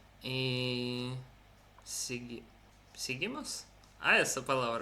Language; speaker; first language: Portuguese; non-native, learner; Russian